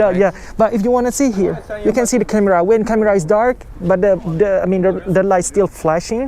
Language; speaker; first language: English; non-native, learner; Thai